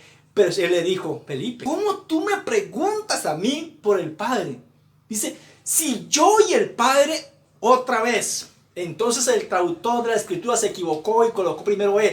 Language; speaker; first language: Spanish; native; Spanish